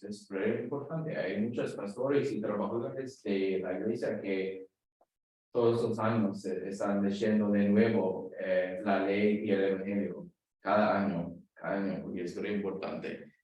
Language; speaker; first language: Spanish; non-native, fluent; English